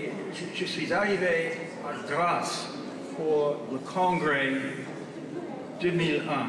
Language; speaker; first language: French; non-native, fluent; English